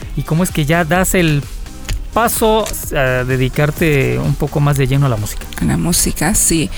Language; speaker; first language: Spanish; native; Spanish